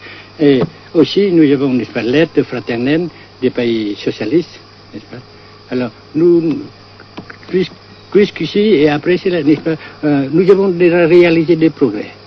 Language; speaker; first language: French; non-native, fluent; Vietnamese